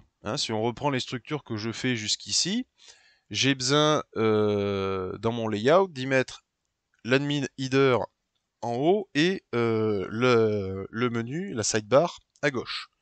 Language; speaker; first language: French; native; French